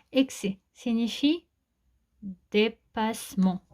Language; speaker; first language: French; non-native, local second language; Arabic